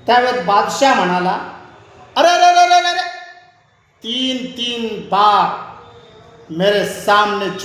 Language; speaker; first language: Hindi; non-native, local second language; Marathi